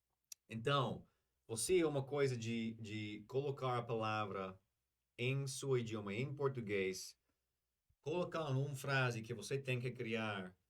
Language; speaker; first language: Portuguese; non-native, learner; English